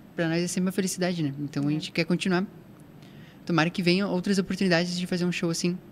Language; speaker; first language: Portuguese; native; Portuguese